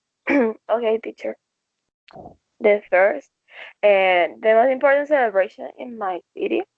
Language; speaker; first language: English; non-native, learner; Spanish